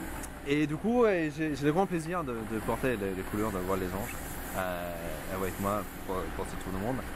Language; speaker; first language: French; non-native, fluent; English